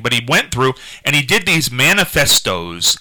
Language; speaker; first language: English; native; English